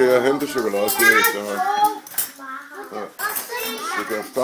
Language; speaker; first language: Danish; non-native, fluent; Arabic